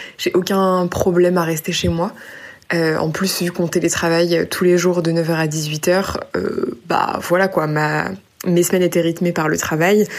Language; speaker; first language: French; native; French